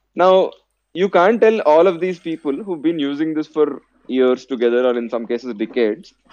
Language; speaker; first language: English; non-native, local second language; Telugu